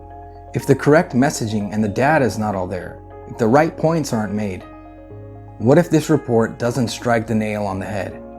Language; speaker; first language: English; native; English